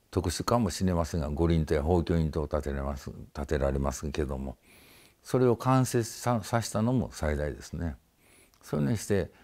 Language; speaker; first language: Japanese; native; Japanese